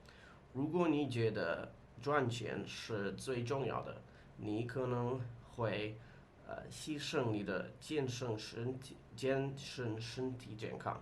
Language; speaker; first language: Chinese; non-native, learner; English